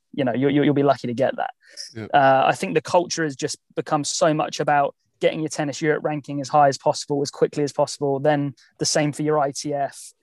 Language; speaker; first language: English; native; English